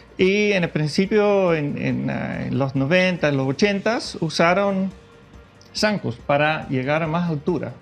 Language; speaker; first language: Spanish; non-native, fluent; Dutch